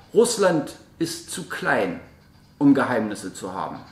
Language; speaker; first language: German; native; German